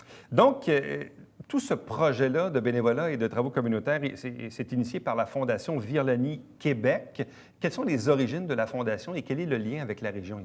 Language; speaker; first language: French; native; French